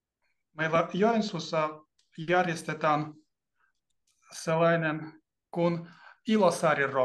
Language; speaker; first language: Finnish; non-native, learner; Russian